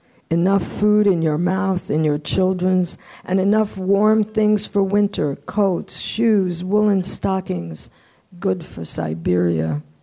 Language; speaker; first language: English; early bilingual, other home language; Polish